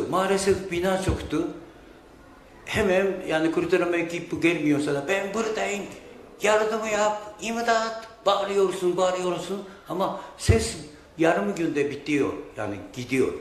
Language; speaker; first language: Turkish; non-native, learner; Japanese